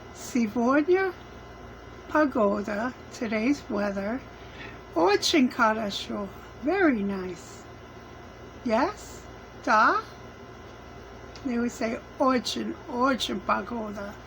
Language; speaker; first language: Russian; non-native, learner; English